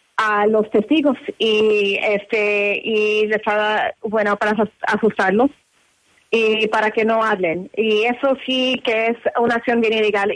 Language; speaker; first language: Spanish; early bilingual, heritage; English